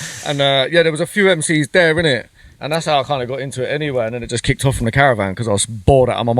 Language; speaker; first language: English; native; English